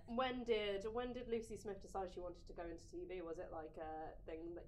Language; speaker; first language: English; native; English